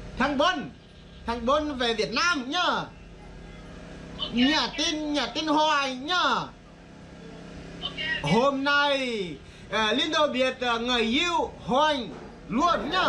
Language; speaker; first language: Vietnamese; non-native, learner; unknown